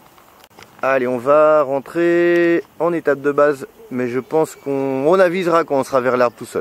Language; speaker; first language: French; native; French